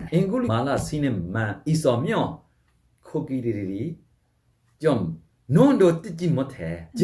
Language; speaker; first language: Korean; non-native, fluent; Burmese